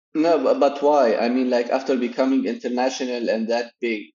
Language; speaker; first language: English; non-native, fluent; Arabic